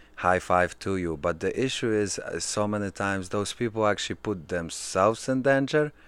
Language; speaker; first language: English; early bilingual, other home language; Polish